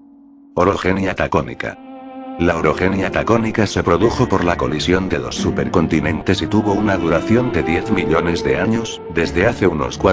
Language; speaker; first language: Spanish; native; Spanish